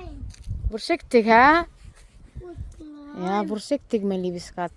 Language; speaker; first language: Dutch; non-native, learner; Filipino